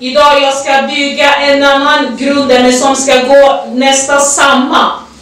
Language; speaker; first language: Swedish; non-native, learner; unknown